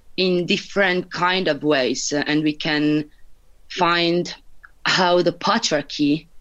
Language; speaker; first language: English; non-native, fluent; Italian